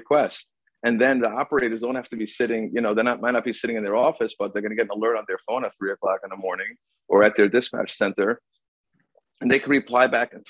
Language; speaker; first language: English; native; English